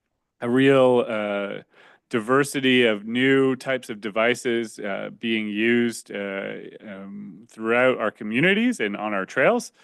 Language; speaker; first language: English; native; English